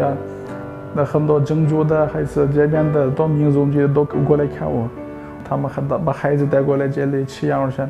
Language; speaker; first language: Chinese; non-native, local second language; Uyghur